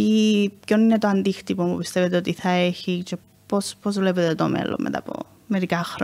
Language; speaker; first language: Greek; native; Greek